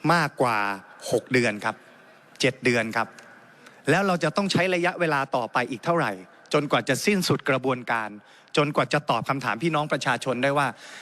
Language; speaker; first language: Thai; native; Thai